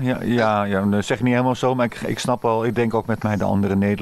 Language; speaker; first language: Dutch; native; Dutch